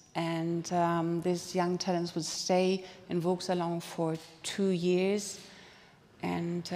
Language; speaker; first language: English; non-native, fluent; German